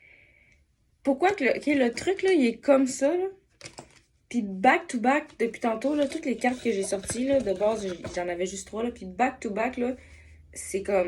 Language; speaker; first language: French; native; French